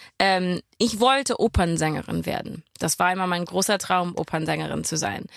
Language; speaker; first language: German; non-native, fluent; English